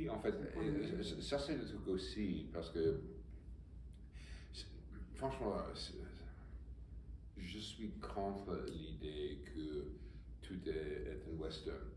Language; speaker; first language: French; non-native, fluent; English